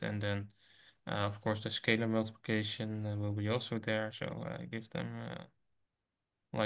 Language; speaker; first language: English; non-native, fluent; Dutch